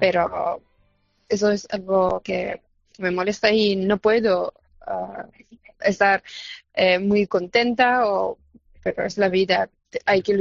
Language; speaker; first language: Spanish; non-native, fluent; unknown